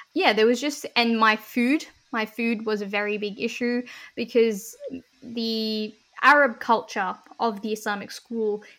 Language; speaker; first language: English; early bilingual, other home language; Hindi